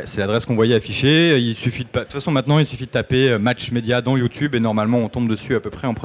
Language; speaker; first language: French; native; French